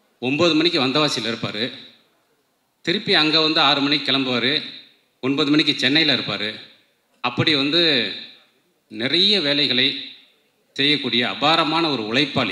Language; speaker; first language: Tamil; native; Tamil